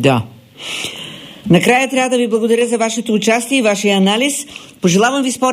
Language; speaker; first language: Bulgarian; native; Bulgarian